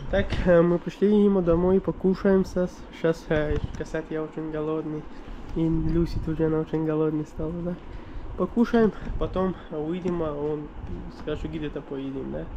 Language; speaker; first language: Russian; non-native, learner; Pashto